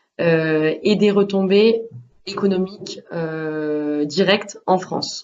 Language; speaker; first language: French; native; French